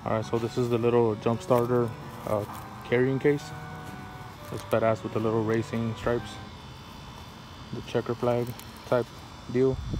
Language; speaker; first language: English; early bilingual, other home language; Spanish